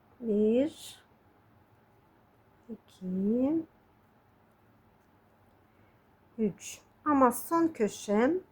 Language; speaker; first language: Turkish; non-native, fluent; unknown